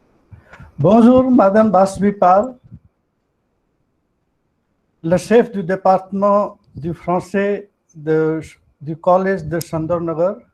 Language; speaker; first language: French; non-native, fluent; Hindi